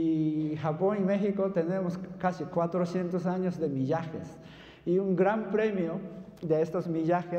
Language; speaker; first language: Spanish; non-native, fluent; Japanese